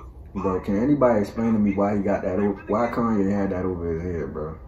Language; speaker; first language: English; native; English